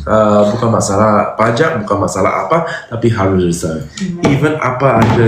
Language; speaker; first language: Indonesian; non-native, fluent; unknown